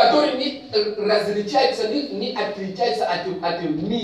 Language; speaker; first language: Russian; non-native, fluent; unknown